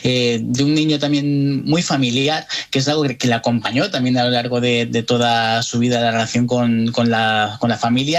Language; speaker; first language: Spanish; native; Spanish